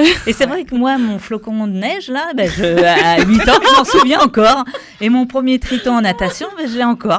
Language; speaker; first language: French; native; French